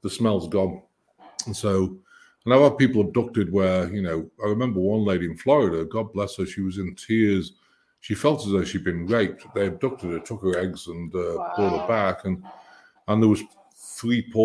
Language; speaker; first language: English; native; English